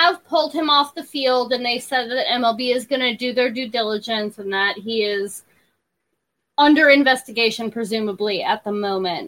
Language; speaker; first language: English; native; English